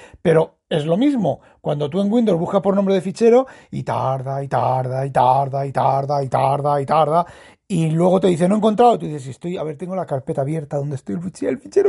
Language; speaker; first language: Spanish; native; Spanish